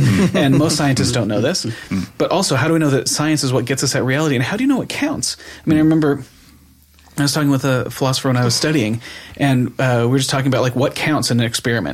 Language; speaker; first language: English; native; English